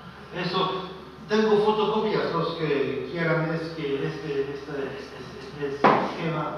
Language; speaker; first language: Spanish; non-native, fluent; French